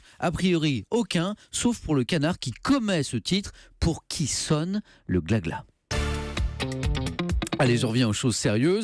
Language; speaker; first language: French; native; French